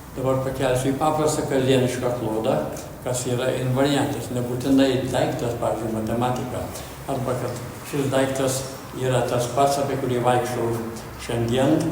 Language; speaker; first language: Lithuanian; early bilingual, heritage; Lithuanian